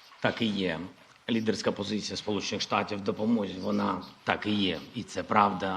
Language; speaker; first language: Ukrainian; non-native, local second language; Russian